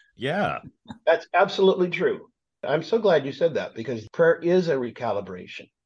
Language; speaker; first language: English; native; English